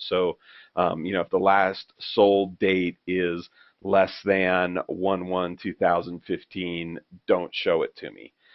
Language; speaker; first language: English; native; English